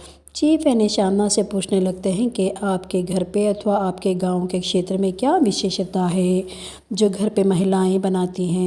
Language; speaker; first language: Hindi; non-native, local second language; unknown